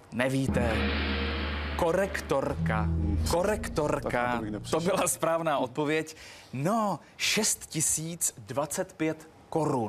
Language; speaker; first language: Czech; native; Czech